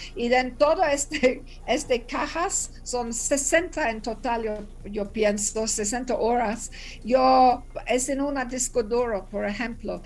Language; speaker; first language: Spanish; non-native, learner; English